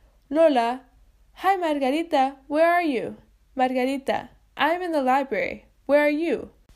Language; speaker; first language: English; native; English